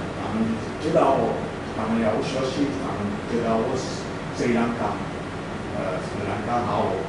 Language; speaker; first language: Chinese; non-native, learner; Sinhala